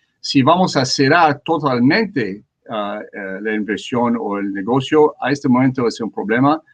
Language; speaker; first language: Spanish; non-native, learner; French